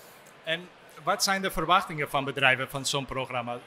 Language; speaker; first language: Dutch; non-native, fluent; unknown